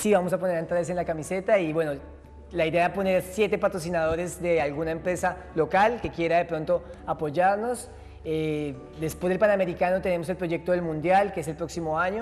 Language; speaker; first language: Spanish; native; Spanish